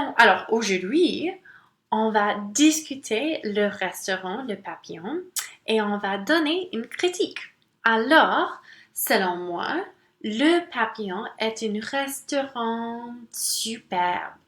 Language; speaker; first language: French; non-native, local second language; English